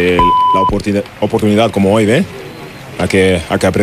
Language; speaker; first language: Spanish; non-native, fluent; German